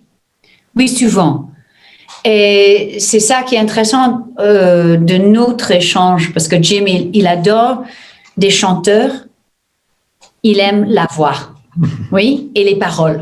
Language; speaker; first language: French; non-native, fluent; English